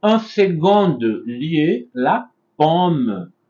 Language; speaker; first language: French; non-native, fluent; Portuguese